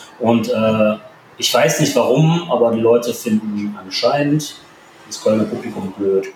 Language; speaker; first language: German; early bilingual, other home language; Polish